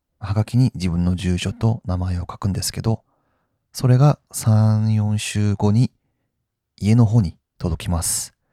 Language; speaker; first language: Japanese; non-native, fluent; Korean